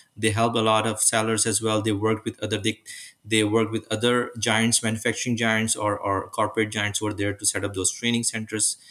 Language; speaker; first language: English; non-native, local second language; Urdu